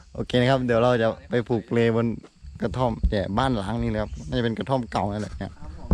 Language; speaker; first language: Thai; non-native, local second language; Karen languages